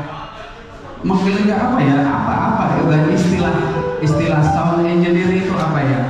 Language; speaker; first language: Indonesian; native; Indonesian